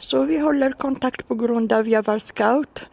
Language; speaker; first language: Swedish; non-native, fluent; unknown